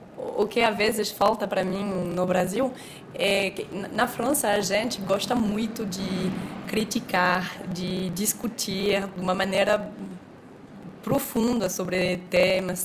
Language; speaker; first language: Portuguese; non-native, fluent; French